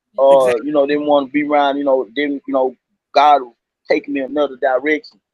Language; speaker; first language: English; native; English